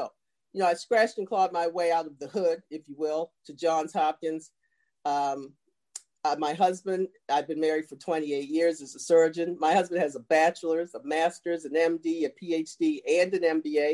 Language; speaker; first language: English; native; English